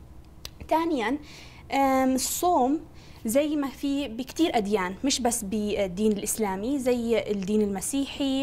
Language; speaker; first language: Arabic; native; Arabic